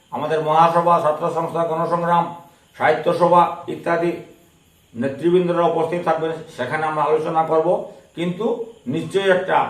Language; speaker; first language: Bangla; non-native, local second language; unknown